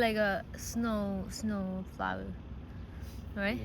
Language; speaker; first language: English; non-native, learner; Thai